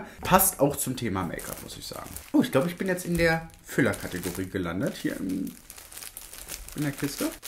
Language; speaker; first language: German; native; German